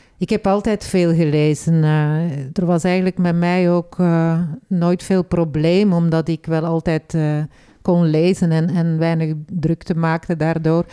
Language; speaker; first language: Dutch; native; Dutch